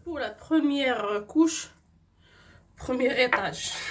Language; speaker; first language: French; non-native, local second language; Arabic